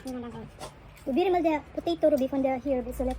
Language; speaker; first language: German; non-native, learner; Filipino